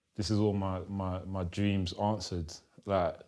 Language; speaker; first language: English; early bilingual, other home language; Lingala